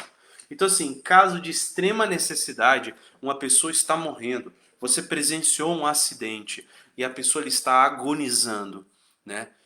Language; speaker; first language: Portuguese; native; Portuguese